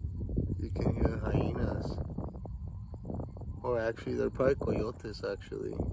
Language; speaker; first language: English; native; English